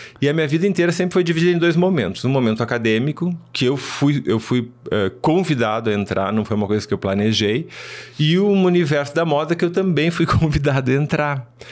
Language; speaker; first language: Portuguese; early bilingual, other home language; Spanish